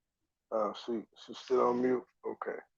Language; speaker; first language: English; native; English